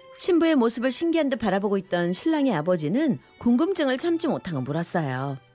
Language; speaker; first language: Korean; native; Korean